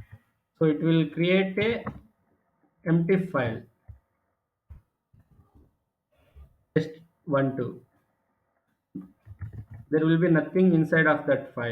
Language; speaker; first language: English; non-native, local second language; Telugu